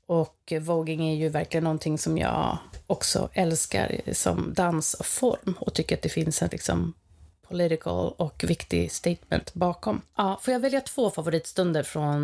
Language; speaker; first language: Swedish; native; Swedish